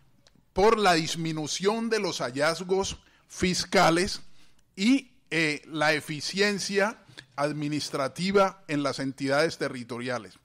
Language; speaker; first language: Spanish; native; Spanish